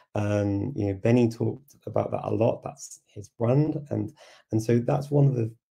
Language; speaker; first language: English; native; English